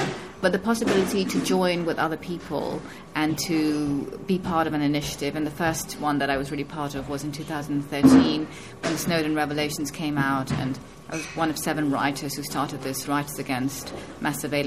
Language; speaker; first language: English; native; English